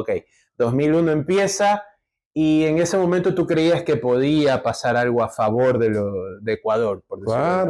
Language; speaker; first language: Spanish; native; Spanish